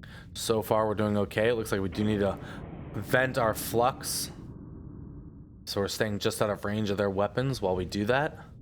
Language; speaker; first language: English; native; English